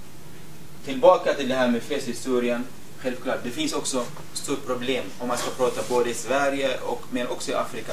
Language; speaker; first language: Swedish; non-native, fluent; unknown